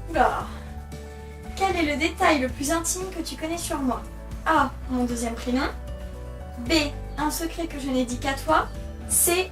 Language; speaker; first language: French; native; French